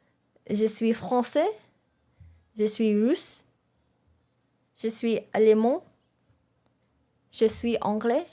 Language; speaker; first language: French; non-native, learner; English